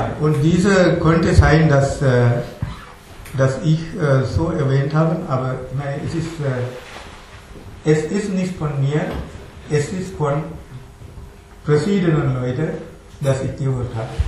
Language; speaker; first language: German; non-native, learner; Tamil